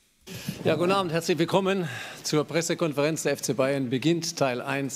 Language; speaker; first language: German; native; German